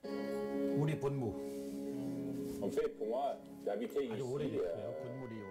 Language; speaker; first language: Korean; non-native, fluent; French